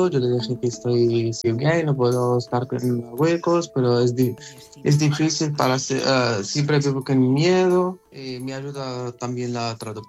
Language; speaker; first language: Spanish; non-native, learner; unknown